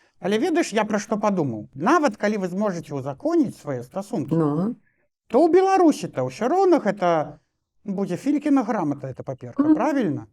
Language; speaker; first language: Belarusian; non-native, local second language; Russian